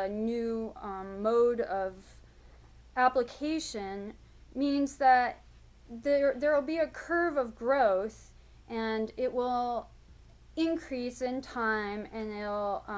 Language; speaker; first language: English; native; English